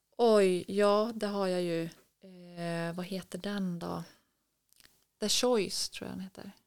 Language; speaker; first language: Swedish; native; Swedish